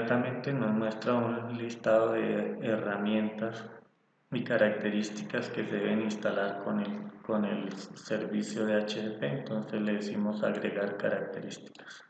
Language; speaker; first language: Spanish; native; Spanish